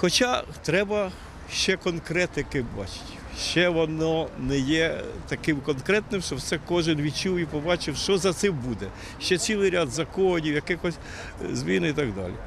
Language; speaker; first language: Ukrainian; native; Ukrainian